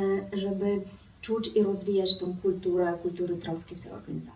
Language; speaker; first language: Polish; non-native, fluent; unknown